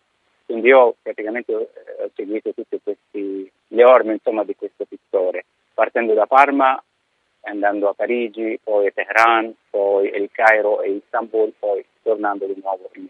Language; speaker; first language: Italian; non-native, fluent; Arabic